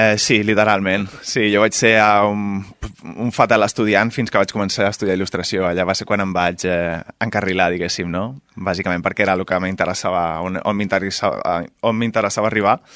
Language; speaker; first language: Catalan; non-native, local second language; Spanish